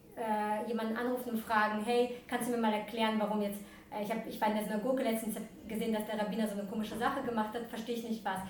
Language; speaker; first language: German; early bilingual, other home language; Russian